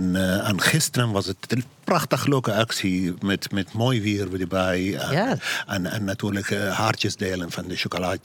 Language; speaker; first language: Dutch; non-native, learner; Arabic